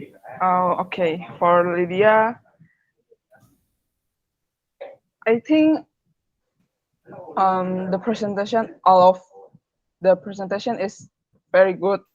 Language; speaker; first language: English; non-native, learner; Indonesian